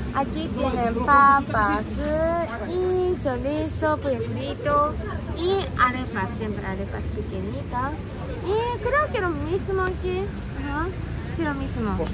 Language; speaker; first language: Spanish; non-native, learner; Japanese